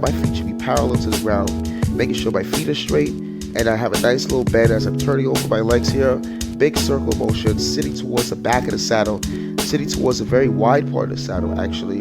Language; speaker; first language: English; native; English